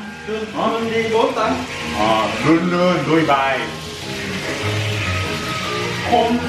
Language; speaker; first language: Vietnamese; non-native, learner; Korean